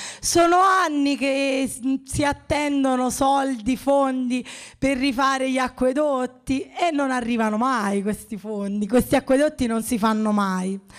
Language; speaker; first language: Italian; native; Italian